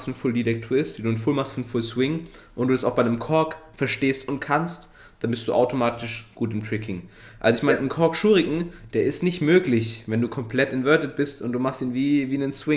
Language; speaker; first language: German; native; German